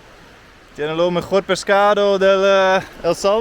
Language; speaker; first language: Spanish; non-native, learner; English